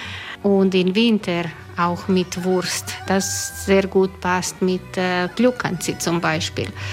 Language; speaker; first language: German; non-native, learner; Croatian